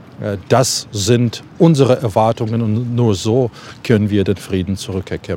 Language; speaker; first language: German; non-native, fluent; Ukrainian